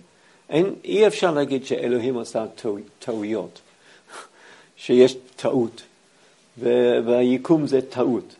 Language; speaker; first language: Hebrew; non-native, fluent; English